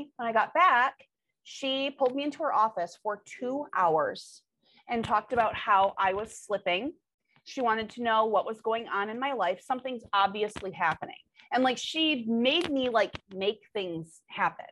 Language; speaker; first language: English; native; English